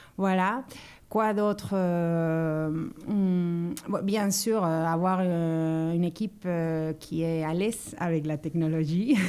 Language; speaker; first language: French; non-native, fluent; Spanish